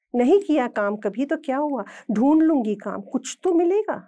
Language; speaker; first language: Hindi; native; Hindi